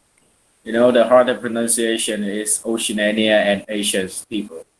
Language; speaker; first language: English; non-native, learner; Vietnamese